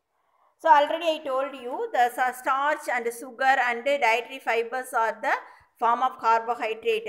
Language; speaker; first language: English; non-native, local second language; Tamil